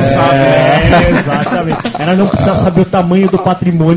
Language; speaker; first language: Portuguese; native; Portuguese